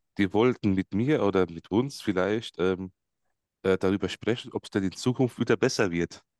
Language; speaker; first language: German; early bilingual, other home language; Croatian